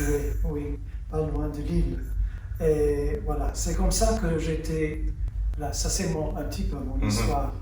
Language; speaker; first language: French; early bilingual, heritage; French